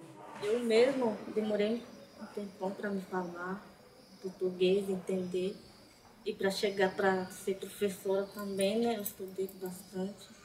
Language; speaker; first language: Portuguese; non-native, local second language; Guarani